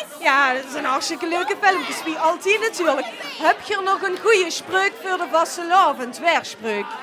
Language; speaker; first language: Dutch; native; Dutch